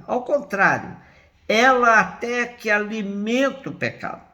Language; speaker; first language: Portuguese; native; Portuguese